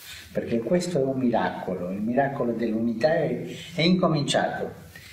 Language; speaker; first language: Italian; non-native, fluent; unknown